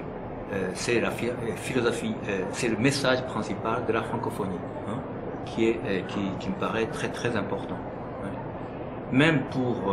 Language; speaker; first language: French; non-native, fluent; Japanese